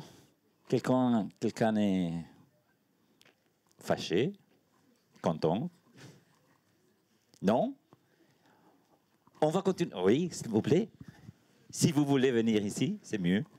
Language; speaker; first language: French; non-native, learner; Spanish